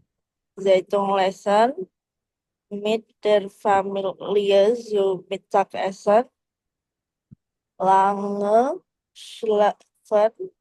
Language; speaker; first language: German; non-native, learner; Indonesian